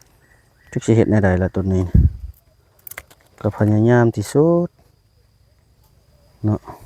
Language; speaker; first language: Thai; non-native, local second language; Lao